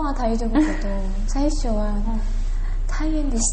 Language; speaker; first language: Japanese; non-native, learner; Korean